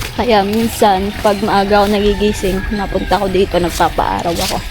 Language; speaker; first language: Filipino; native; Filipino